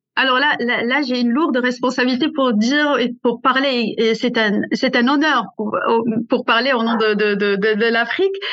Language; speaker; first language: French; non-native, local second language; Arabic